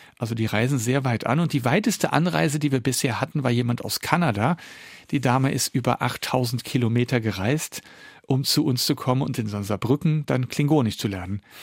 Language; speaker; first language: German; early bilingual, other home language; Dutch